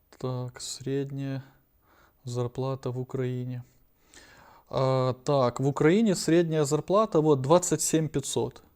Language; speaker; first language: Russian; non-native, local second language; Ukrainian